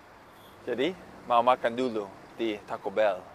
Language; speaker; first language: Indonesian; non-native, fluent; English